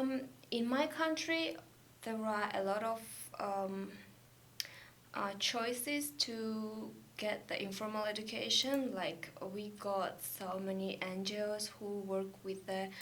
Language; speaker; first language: English; non-native, learner; Georgian